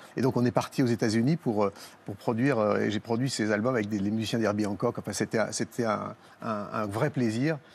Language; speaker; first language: French; native; French